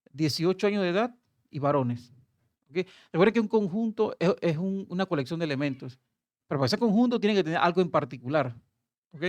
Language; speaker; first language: Spanish; native; Spanish